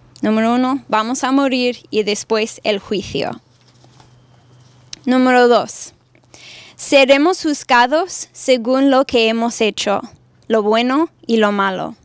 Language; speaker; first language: Spanish; non-native, fluent; English